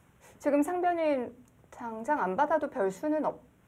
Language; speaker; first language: Korean; native; Korean